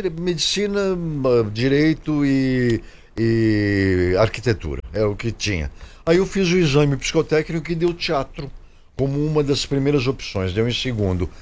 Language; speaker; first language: Portuguese; native; Portuguese